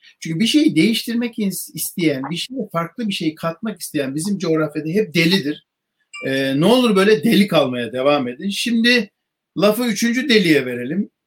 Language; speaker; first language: Turkish; native; Turkish